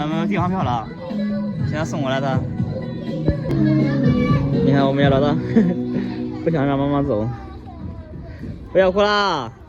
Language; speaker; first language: Chinese; native; Chinese